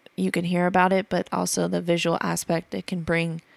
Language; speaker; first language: English; native; English